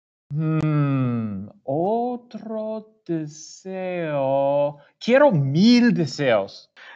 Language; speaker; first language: Spanish; non-native, learner; English